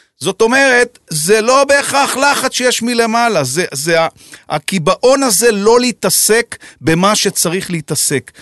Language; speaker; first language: Hebrew; native; Hebrew